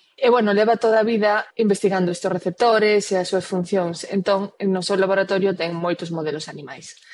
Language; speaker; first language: Galician; non-native, local second language; Spanish